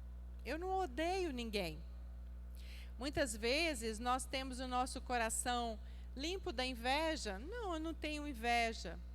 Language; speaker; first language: Portuguese; native; Portuguese